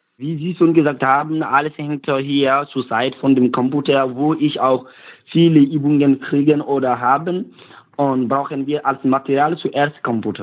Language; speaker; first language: German; non-native, learner; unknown